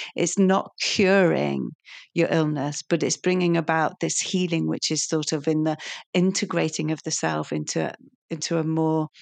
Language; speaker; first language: English; native; English